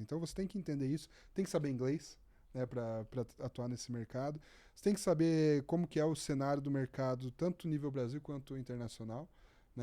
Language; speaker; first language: Portuguese; native; Portuguese